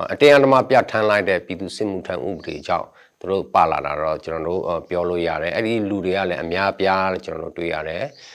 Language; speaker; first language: Burmese; non-native, local second language; S'gaw Karen